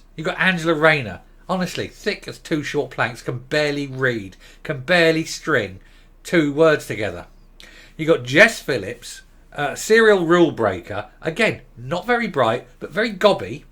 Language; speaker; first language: English; native; English